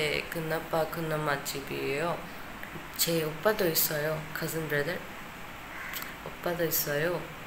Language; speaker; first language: Korean; non-native, learner; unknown